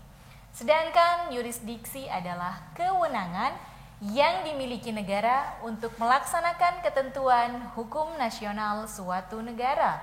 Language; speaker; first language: Indonesian; native; Indonesian